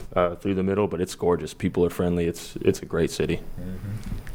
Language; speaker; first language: English; native; English